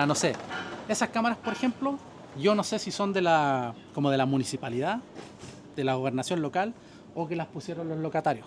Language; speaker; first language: Spanish; native; Spanish